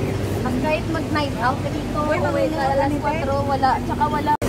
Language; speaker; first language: Filipino; non-native, local second language; Cebuano